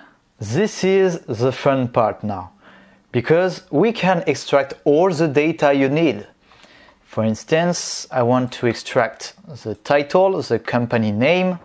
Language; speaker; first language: English; non-native, fluent; French